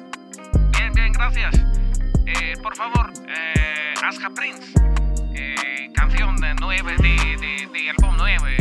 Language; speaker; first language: Spanish; non-native, learner; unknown